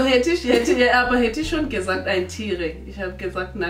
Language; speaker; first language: German; non-native, local second language; North Ndebele